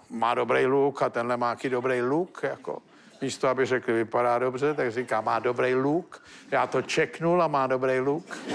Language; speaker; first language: Czech; native; Czech